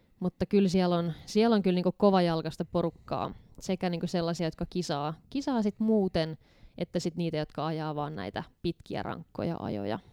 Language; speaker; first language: Finnish; native; Finnish